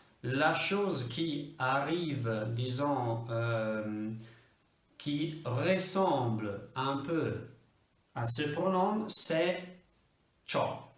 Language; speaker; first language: French; non-native, fluent; Italian